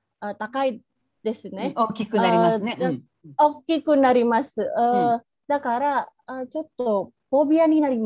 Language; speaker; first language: Japanese; non-native, learner; Indonesian